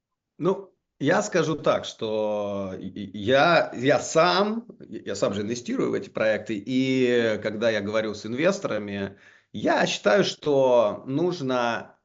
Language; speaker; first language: Russian; native; Russian